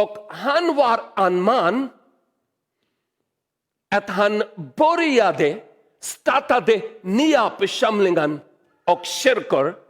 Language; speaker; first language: Swedish; non-native, learner; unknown